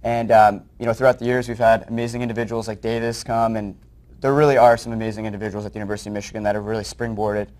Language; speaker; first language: English; native; English